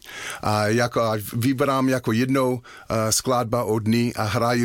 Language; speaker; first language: Czech; non-native, learner; English